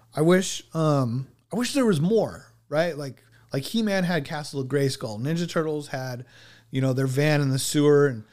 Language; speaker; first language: English; native; English